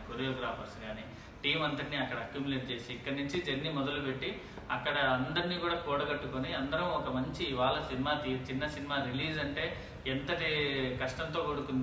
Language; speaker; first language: Telugu; native; Telugu